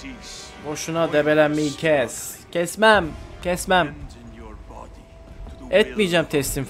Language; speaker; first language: Turkish; native; Turkish